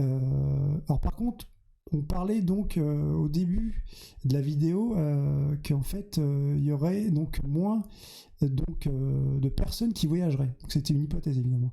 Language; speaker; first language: French; native; French